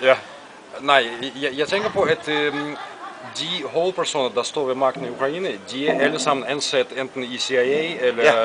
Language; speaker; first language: Danish; non-native, fluent; Russian